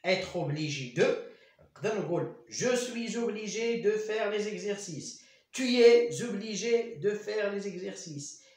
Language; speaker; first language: French; non-native, local second language; Arabic